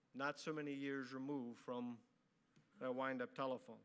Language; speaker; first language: English; native; English